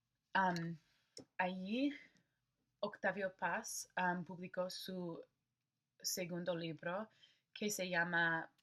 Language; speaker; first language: Spanish; non-native, learner; English